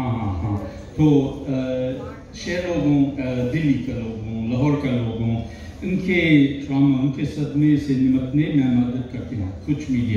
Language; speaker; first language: Hindi; non-native, learner; English